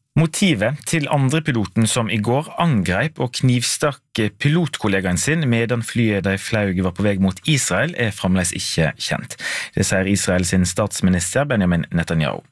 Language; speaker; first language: Norwegian; native; Norwegian